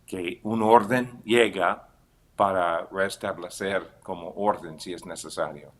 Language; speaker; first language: Spanish; non-native, fluent; English